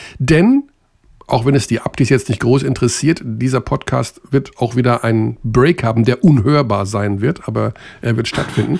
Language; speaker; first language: German; native; German